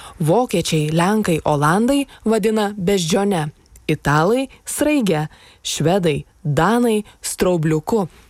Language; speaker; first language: Lithuanian; native; Lithuanian